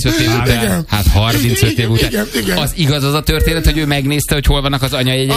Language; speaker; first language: Hungarian; native; Hungarian